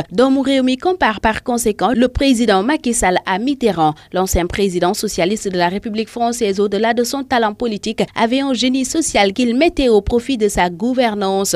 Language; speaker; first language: French; non-native, local second language; Wolof